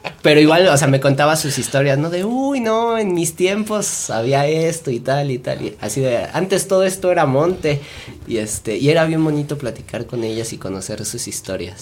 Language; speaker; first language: Spanish; native; Spanish